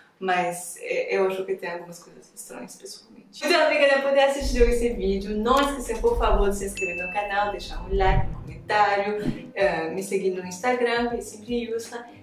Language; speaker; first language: Portuguese; non-native, fluent; French